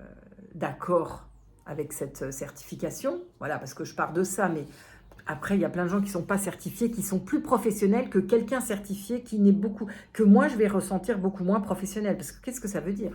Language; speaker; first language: French; native; French